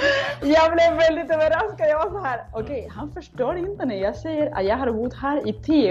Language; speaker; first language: Swedish; non-native, fluent; Spanish